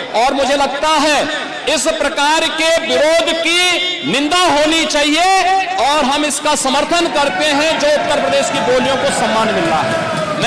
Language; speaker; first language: Hindi; native; Hindi